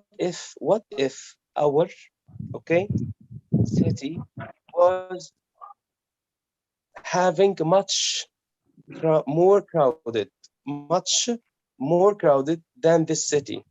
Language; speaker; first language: English; non-native, fluent; Arabic